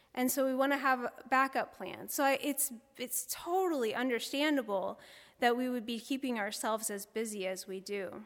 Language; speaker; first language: English; native; English